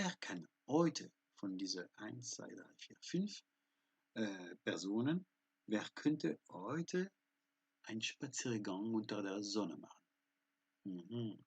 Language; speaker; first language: German; non-native, fluent; French